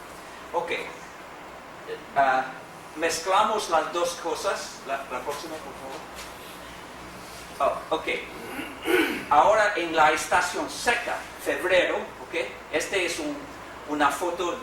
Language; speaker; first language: Spanish; non-native, fluent; English